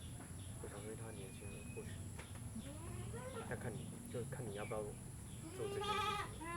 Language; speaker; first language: Chinese; non-native, learner; Indonesian